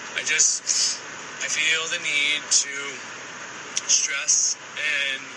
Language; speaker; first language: English; native; English